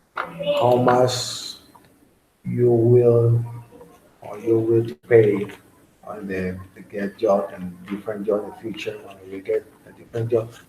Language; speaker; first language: English; non-native, learner; Spanish